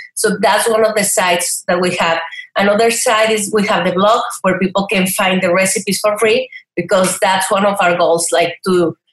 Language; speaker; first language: English; non-native, fluent; Spanish